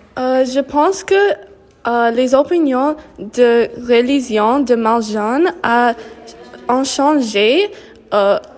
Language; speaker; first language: French; non-native, learner; English